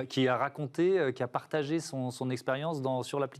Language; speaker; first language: French; native; French